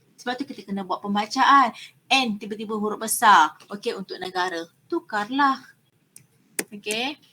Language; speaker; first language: Malay; native; Malay